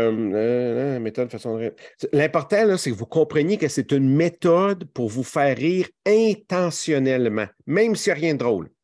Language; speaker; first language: French; native; French